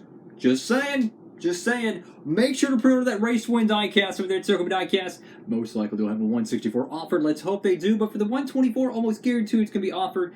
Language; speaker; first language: English; native; English